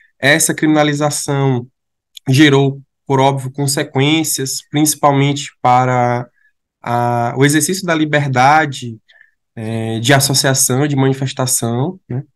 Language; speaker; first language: Portuguese; native; Portuguese